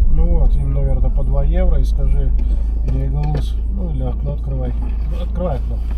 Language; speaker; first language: Russian; native; Russian